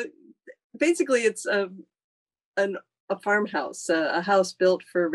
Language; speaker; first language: English; native; English